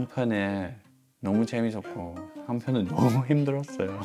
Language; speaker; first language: Korean; non-native, fluent; English